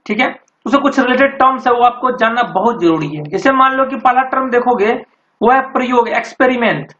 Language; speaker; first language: Hindi; native; Hindi